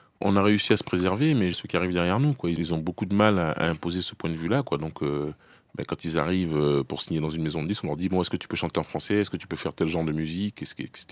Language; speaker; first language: French; native; French